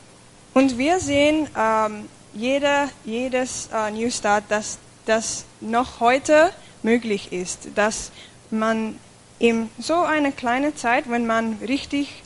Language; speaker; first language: German; non-native, fluent; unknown